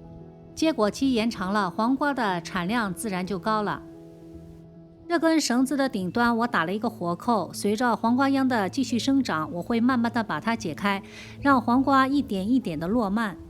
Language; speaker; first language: Chinese; native; Chinese